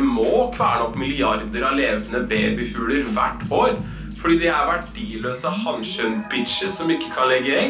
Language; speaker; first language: Norwegian; native; Norwegian